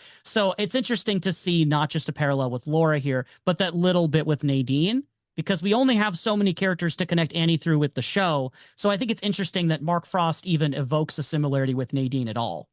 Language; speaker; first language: English; native; English